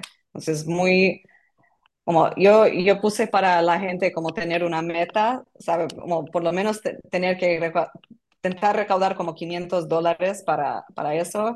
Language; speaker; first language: Spanish; non-native, fluent; English